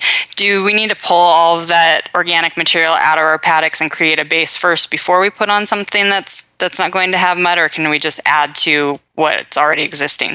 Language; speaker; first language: English; native; English